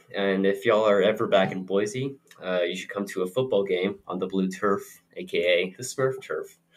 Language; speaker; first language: English; native; English